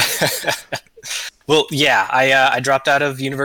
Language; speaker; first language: English; native; English